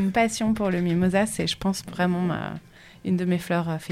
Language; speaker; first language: French; native; French